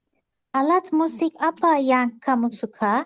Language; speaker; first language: Indonesian; non-native, learner; Turkish